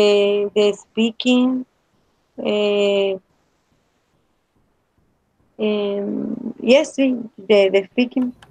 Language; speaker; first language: English; non-native, learner; Spanish